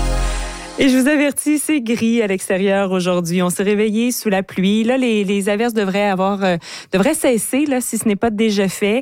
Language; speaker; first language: French; native; French